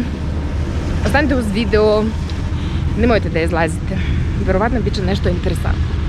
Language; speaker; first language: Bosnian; non-native, learner; Ukrainian